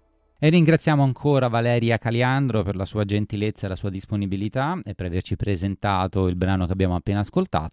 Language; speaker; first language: Italian; native; Italian